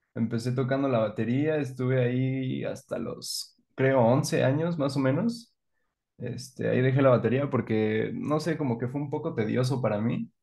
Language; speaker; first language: Spanish; native; Spanish